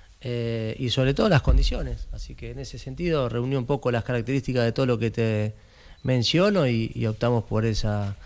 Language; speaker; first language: Spanish; native; Spanish